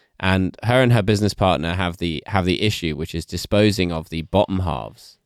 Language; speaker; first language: English; native; English